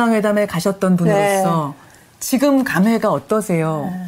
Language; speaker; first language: Korean; native; Korean